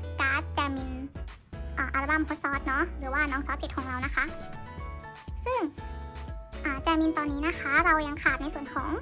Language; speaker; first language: Thai; native; Thai